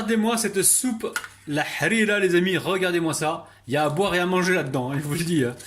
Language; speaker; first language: French; native; French